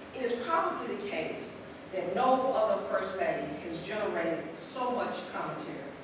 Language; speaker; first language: English; native; English